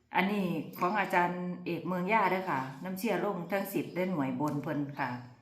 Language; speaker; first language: Thai; native; Thai